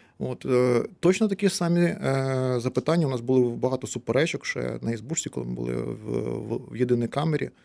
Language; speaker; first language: Ukrainian; non-native, local second language; Russian